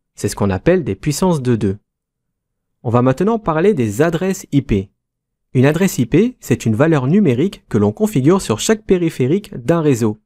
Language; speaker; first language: French; native; French